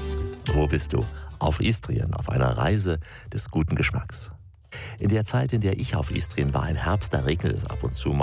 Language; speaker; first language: German; native; German